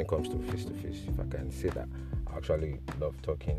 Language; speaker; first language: English; non-native, local second language; Yoruba